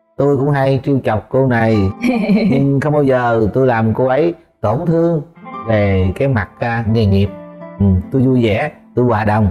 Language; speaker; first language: Vietnamese; native; Vietnamese